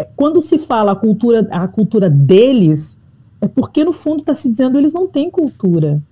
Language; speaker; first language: Portuguese; native; Portuguese